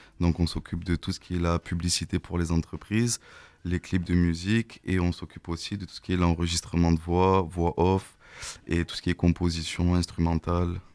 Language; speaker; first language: French; native; French